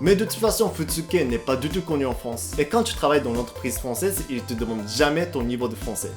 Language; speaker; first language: French; non-native, fluent; Japanese